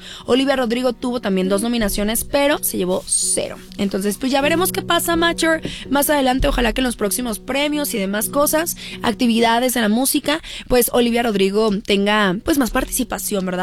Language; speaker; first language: Spanish; native; Spanish